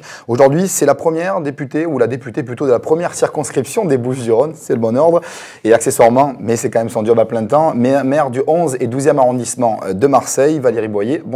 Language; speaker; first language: French; native; French